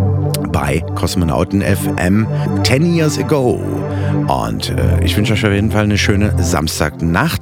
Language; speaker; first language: German; native; German